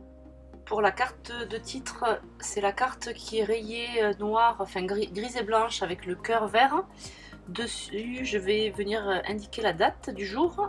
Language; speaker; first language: French; native; French